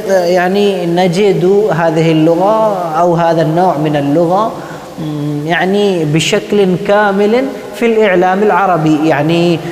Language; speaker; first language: Arabic; non-native, fluent; Urdu